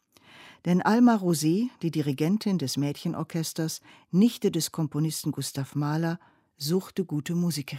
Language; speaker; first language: German; native; German